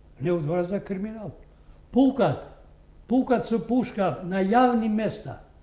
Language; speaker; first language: Macedonian; non-native, local second language; Albanian